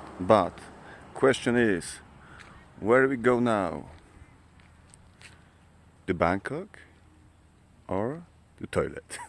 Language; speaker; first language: English; non-native, learner; Polish